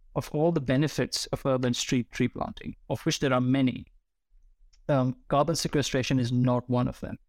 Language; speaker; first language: English; non-native, local second language; Hindi